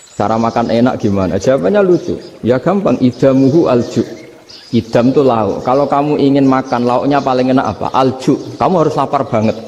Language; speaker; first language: Indonesian; non-native, local second language; Javanese